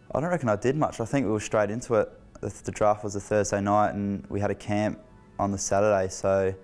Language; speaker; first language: English; native; English